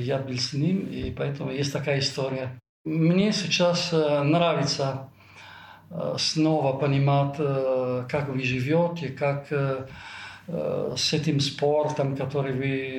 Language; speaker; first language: Russian; non-native, fluent; Italian